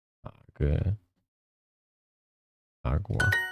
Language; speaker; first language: Spanish; non-native, learner; Polish